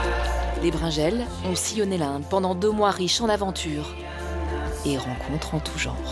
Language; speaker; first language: French; native; French